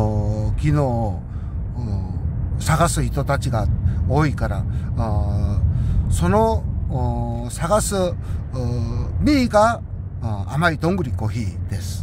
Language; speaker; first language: Japanese; non-native, learner; Korean